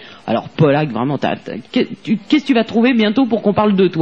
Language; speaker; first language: French; native; French